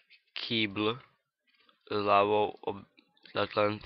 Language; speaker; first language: Czech; native; Czech